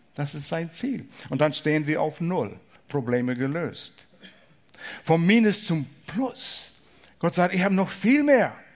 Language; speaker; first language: German; non-native, fluent; English